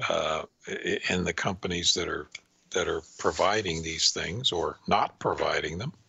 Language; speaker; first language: English; native; English